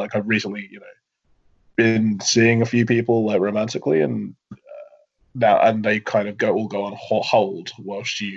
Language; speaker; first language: English; native; English